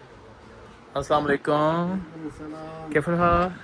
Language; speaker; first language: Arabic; non-native, learner; Punjabi